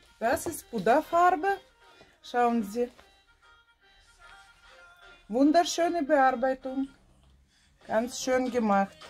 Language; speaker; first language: German; non-native, fluent; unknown